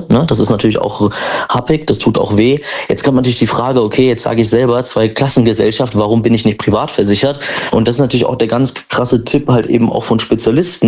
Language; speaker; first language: German; native; German